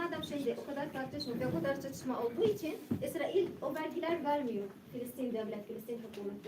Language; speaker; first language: Turkish; non-native, learner; Arabic